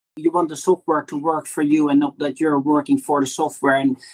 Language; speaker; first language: English; non-native, fluent; Dutch